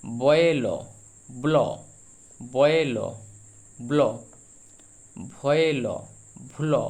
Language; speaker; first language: Bangla; native; Bangla